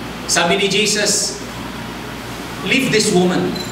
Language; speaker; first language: English; non-native, local second language; Chavacano